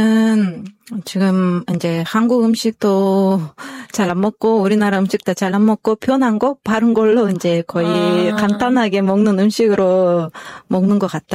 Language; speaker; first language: Korean; non-native, fluent; Kyrgyz